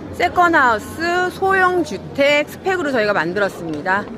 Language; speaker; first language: Korean; native; Korean